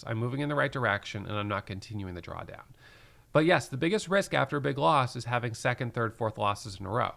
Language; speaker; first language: English; native; English